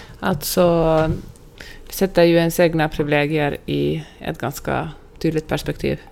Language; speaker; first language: Swedish; native; Swedish